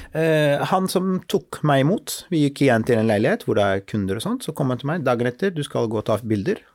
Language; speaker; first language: Norwegian; non-native, fluent; Arabic